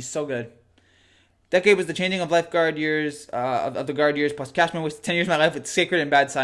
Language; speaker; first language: English; native; English